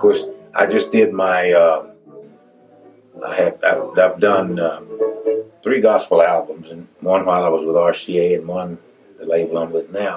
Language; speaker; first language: English; native; English